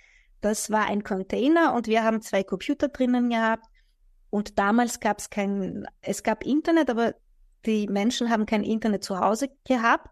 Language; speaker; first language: German; non-native, fluent; Greek